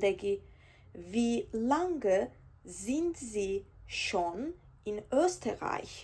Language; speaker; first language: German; non-native, fluent; Georgian